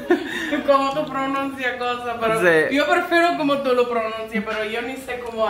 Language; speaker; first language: Spanish; non-native, fluent; English